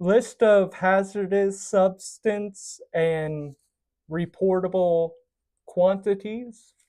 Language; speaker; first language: English; native; English